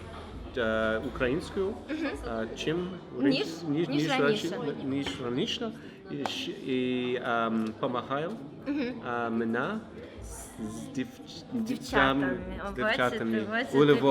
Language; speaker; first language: Ukrainian; non-native, learner; English